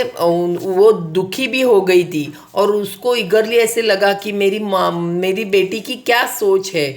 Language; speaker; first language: Hindi; non-native, local second language; Marathi